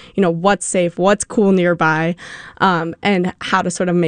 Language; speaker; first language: English; native; English